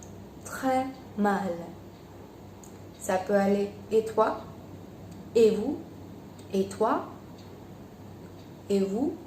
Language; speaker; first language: French; non-native, fluent; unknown